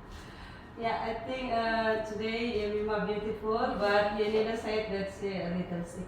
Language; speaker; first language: English; non-native, learner; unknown